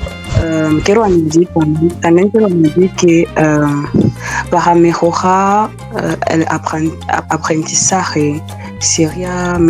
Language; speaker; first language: Spanish; non-native, fluent; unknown